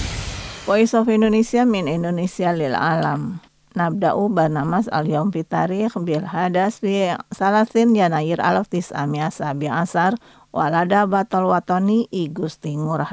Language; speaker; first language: Arabic; non-native, fluent; Indonesian